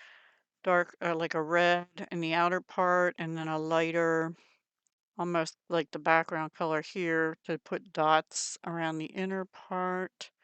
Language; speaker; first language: English; native; English